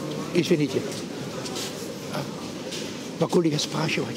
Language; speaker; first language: Russian; non-native, fluent; Dutch